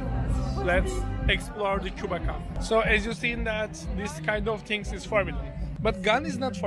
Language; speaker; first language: English; non-native, fluent; Turkish